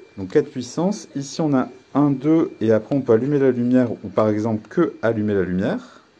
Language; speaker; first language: French; native; French